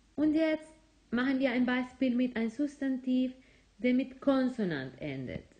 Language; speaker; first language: German; non-native, fluent; Spanish